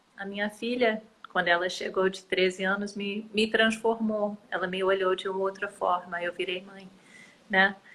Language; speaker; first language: Portuguese; non-native, fluent; English